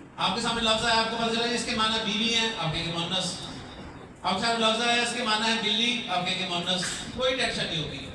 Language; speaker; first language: Urdu; non-native, local second language; Punjabi